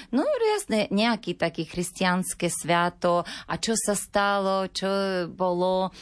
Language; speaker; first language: Slovak; non-native, learner; Ukrainian